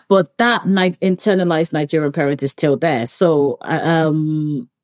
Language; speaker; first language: English; early bilingual, other home language; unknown